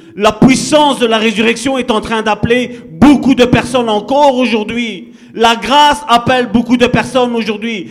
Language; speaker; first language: French; non-native, fluent; Italian